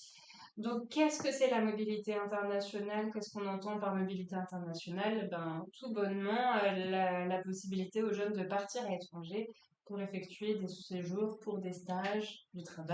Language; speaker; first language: French; native; French